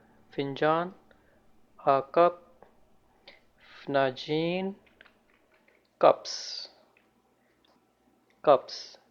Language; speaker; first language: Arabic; non-native, learner; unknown